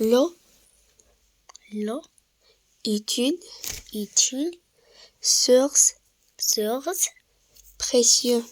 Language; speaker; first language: French; non-native, local second language; Arabic